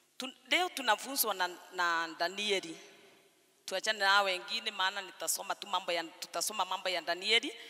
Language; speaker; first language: Swahili; non-native, local second language; Kikuyu